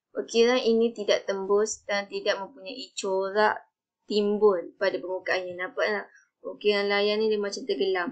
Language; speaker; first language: Malay; native; Malay